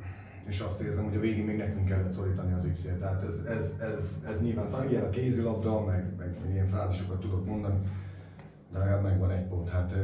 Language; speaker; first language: Hungarian; native; Hungarian